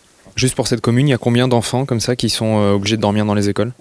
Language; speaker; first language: French; native; French